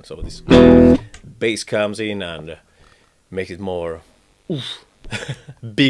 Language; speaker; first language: English; non-native, fluent; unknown